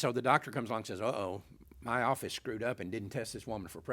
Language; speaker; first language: English; native; English